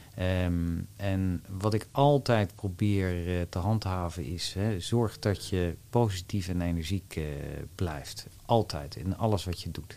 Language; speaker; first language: Dutch; native; Dutch